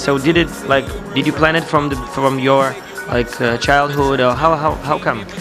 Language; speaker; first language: English; non-native, fluent; Russian